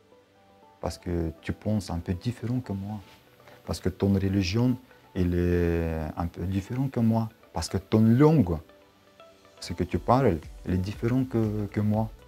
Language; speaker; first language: French; non-native, learner; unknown